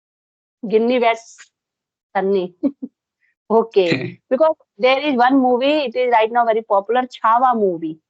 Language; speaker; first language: English; non-native, local second language; Hindi